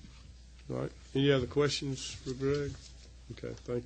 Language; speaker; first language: English; native; English